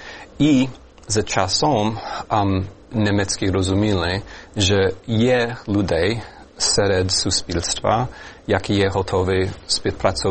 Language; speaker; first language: Ukrainian; non-native, fluent; English